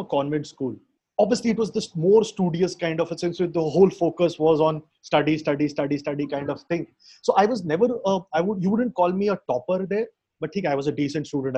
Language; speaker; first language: English; non-native, local second language; Hindi